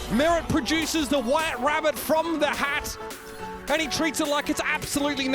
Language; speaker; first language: English; native; English